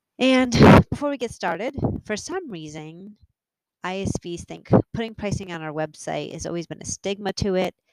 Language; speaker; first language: English; native; English